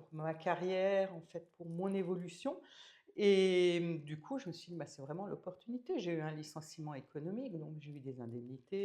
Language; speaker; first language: French; native; French